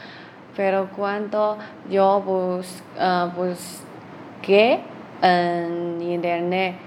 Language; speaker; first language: Spanish; non-native, learner; Chinese